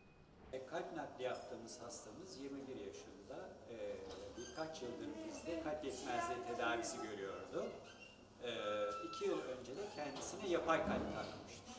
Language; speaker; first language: Turkish; native; Turkish